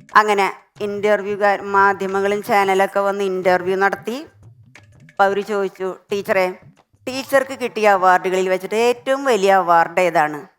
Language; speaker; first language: Malayalam; native; Malayalam